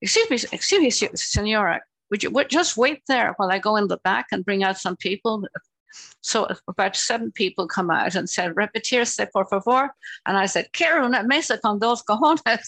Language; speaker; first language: English; native; English